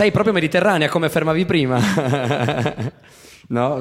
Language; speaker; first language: Italian; native; Italian